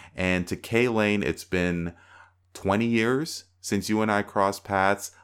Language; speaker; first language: English; native; English